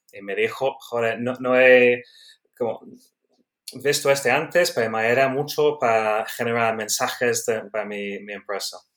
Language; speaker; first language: Spanish; non-native, learner; English